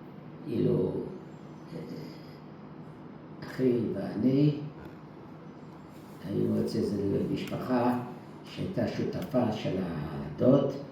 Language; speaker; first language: Hebrew; early bilingual, other home language; Dutch